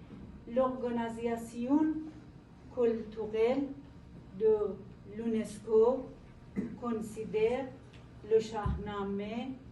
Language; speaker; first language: French; non-native, learner; Persian